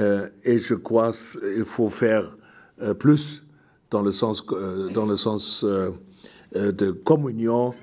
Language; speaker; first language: French; non-native, fluent; German